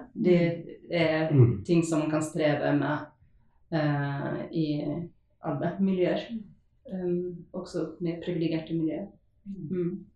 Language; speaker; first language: Norwegian; non-native, fluent; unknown